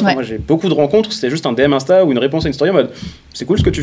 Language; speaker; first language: French; native; French